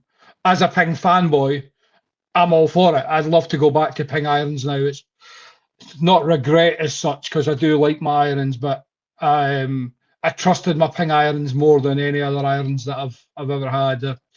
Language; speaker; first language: English; native; English